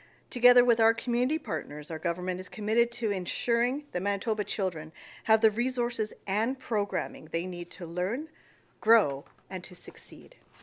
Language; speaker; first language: English; native; English